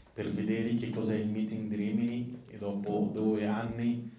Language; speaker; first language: Italian; non-native, fluent; Arabic